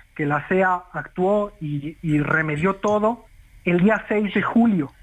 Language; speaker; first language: Spanish; native; Spanish